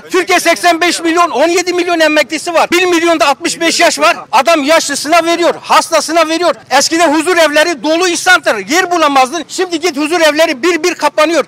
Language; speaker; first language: Turkish; native; Turkish